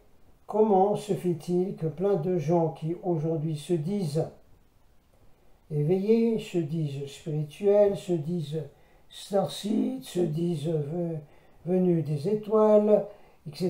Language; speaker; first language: French; native; French